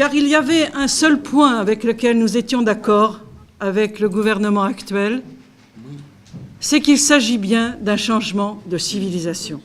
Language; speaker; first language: French; native; French